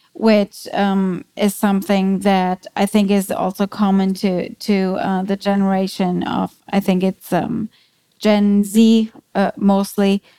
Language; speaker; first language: English; non-native, fluent; German